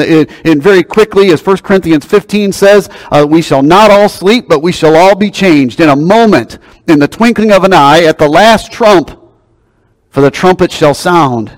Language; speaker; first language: English; native; English